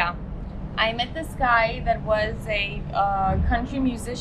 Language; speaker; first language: English; early bilingual, heritage; English